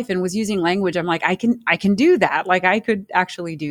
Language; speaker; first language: English; native; English